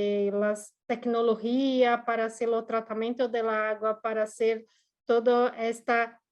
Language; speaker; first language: Spanish; non-native, learner; Portuguese